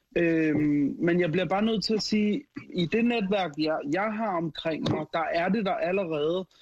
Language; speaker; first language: Danish; early bilingual, other home language; Arabic